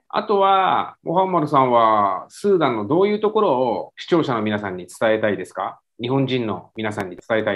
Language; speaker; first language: Japanese; native; Japanese